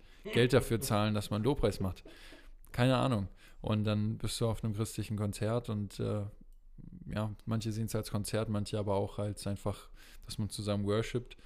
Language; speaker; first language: German; native; German